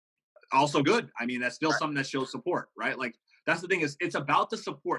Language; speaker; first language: English; native; English